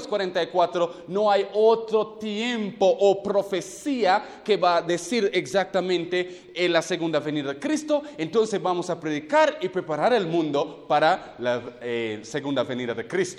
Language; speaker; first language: Spanish; non-native, fluent; English